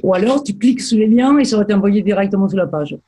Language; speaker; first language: French; native; French